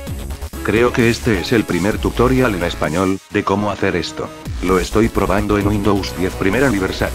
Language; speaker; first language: Spanish; native; Spanish